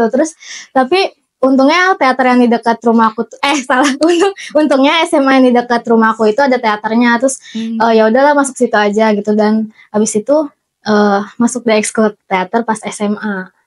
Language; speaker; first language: Indonesian; native; Indonesian